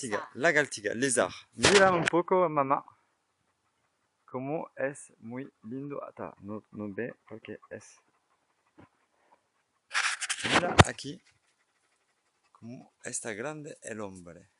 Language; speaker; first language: Spanish; non-native, learner; French